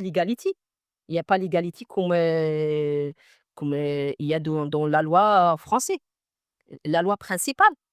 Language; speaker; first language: French; non-native, learner; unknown